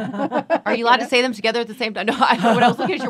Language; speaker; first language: English; native; English